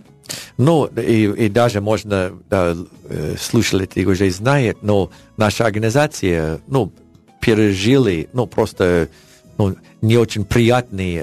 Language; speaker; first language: Russian; non-native, learner; English